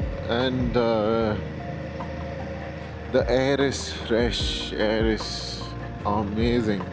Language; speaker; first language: English; non-native, local second language; Malayalam